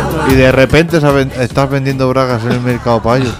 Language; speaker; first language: Spanish; native; Spanish